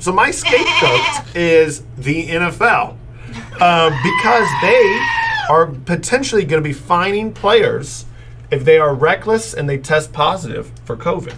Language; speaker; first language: English; native; English